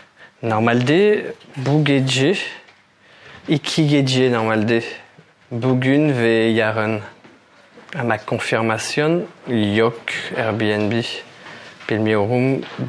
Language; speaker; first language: Turkish; non-native, learner; French